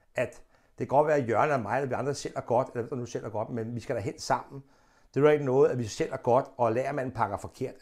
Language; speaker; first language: Danish; native; Danish